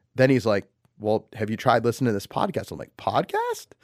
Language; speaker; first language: English; native; English